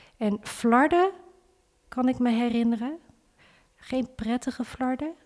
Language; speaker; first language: Dutch; early bilingual, other home language; Vietnamese